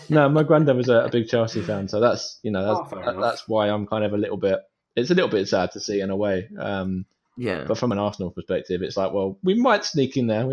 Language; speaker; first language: English; native; English